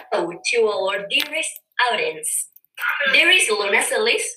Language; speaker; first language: English; non-native, learner; Spanish